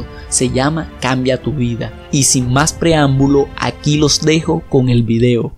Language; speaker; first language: Spanish; native; Spanish